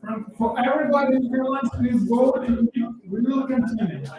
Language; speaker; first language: English; non-native, learner; Russian